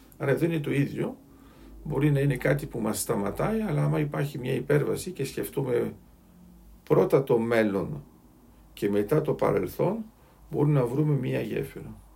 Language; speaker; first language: Greek; native; Greek